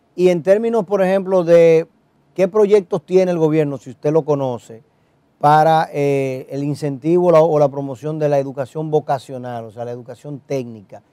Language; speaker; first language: Spanish; native; Spanish